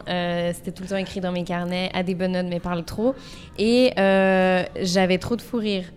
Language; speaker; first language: French; native; French